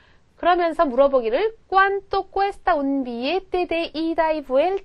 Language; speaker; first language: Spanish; non-native, fluent; Korean